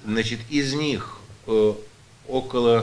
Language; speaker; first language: Russian; native; Russian